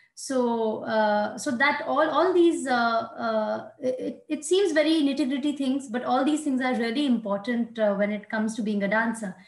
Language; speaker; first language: English; non-native, local second language; Hindi